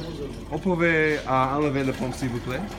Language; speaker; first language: French; non-native, learner; English